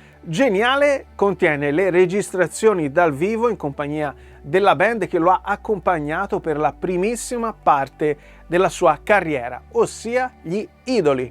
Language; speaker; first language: Italian; native; Italian